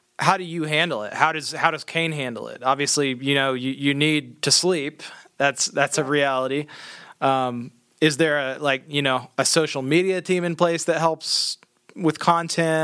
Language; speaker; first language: English; native; English